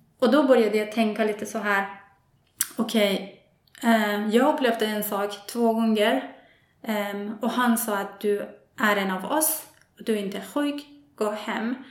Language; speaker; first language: Swedish; non-native, fluent; Persian